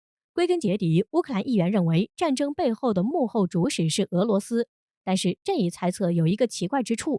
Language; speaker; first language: Chinese; native; Chinese